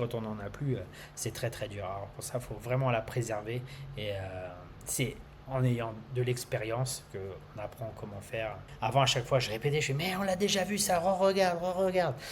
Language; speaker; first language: French; native; French